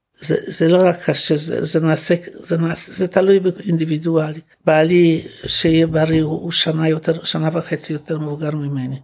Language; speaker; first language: Hebrew; non-native, fluent; Polish